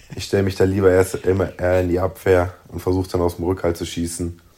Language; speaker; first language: German; native; German